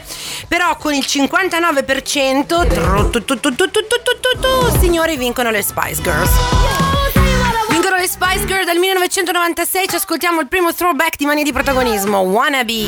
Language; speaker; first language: Italian; native; Italian